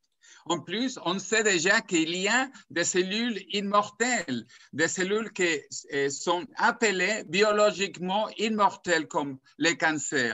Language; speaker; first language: French; non-native, fluent; Spanish